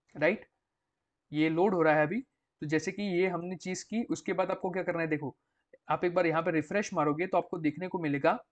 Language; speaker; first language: Hindi; non-native, local second language; Gujarati